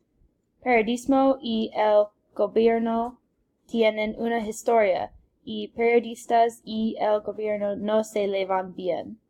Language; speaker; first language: Spanish; non-native, learner; English